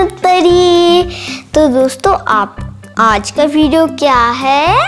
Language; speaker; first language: Hindi; native; Hindi